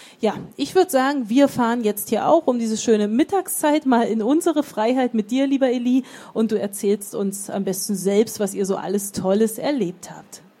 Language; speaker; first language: German; native; German